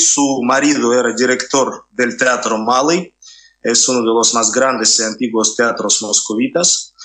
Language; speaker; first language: Spanish; non-native, fluent; Russian